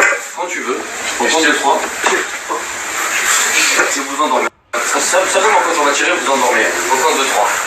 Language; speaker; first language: French; native; French